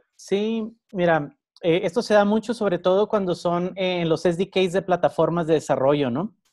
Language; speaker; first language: Spanish; native; Spanish